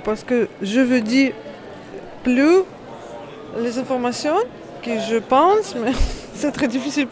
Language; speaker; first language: French; non-native, learner; Ukrainian